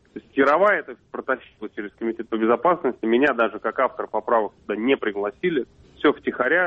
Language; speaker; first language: Russian; native; Russian